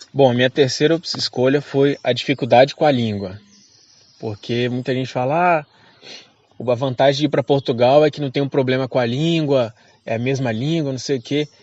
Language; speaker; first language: Portuguese; native; Portuguese